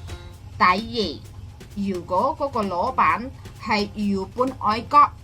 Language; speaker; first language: Cantonese; non-native, fluent; Indonesian